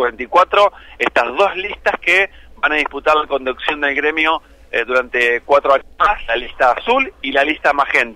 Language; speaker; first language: Spanish; native; Spanish